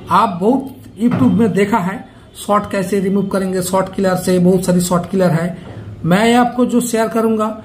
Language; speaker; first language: Hindi; native; Hindi